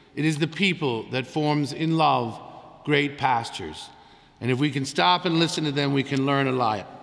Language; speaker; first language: English; native; English